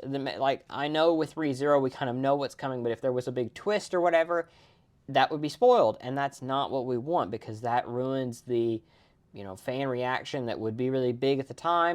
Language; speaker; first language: English; native; English